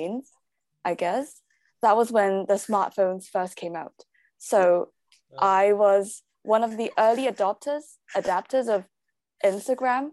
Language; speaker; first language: English; non-native, local second language; Cantonese